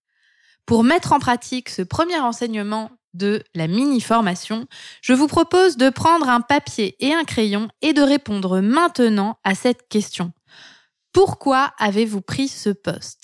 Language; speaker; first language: French; native; French